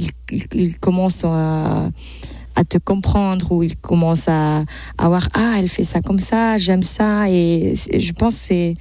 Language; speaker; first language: French; non-native, local second language; German